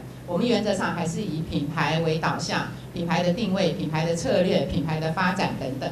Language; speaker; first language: Chinese; native; Chinese